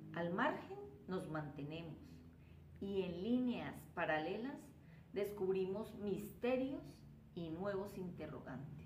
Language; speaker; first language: Spanish; native; Spanish